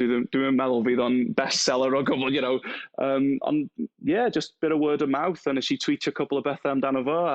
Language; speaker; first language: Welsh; non-native, local second language; English